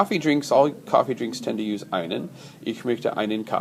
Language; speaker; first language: German; non-native, fluent; English